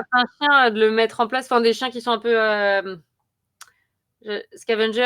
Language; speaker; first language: French; native; French